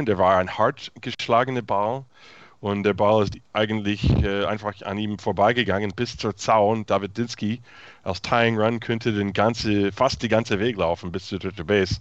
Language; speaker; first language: German; non-native, fluent; English